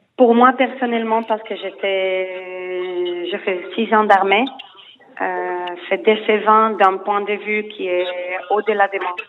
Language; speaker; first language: French; non-native, fluent; Hebrew